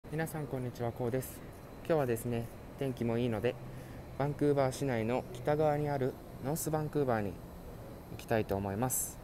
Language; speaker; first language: Japanese; native; Japanese